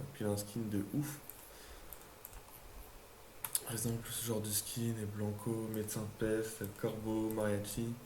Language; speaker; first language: French; native; French